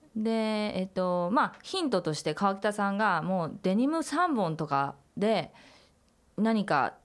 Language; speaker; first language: Japanese; native; Japanese